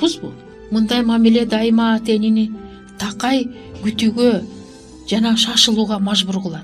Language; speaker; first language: Kyrgyz; native; Kyrgyz